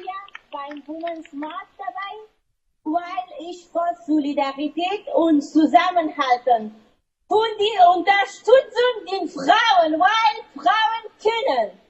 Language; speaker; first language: German; non-native, learner; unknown